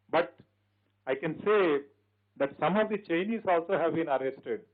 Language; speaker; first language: English; non-native, local second language; Telugu